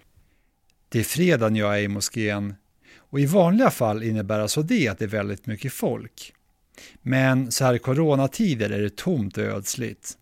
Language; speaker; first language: Swedish; native; Swedish